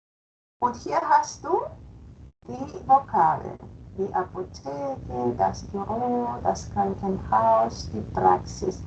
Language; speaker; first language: German; non-native, fluent; Spanish